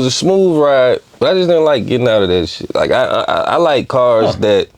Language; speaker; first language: English; native; English